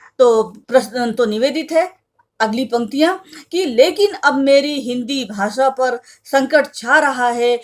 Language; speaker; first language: Hindi; native; Hindi